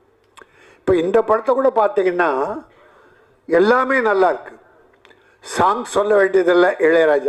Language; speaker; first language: Tamil; native; Tamil